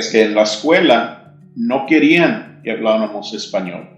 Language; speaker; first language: Spanish; early bilingual, heritage; English